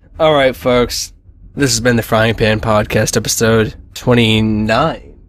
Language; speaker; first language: English; native; English